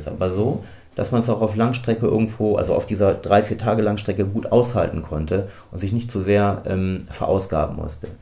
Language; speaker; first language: German; native; German